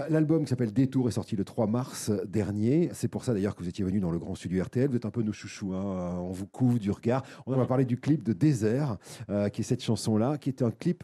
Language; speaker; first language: French; native; French